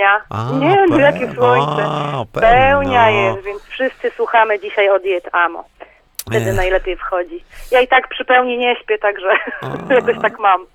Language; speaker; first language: Polish; native; Polish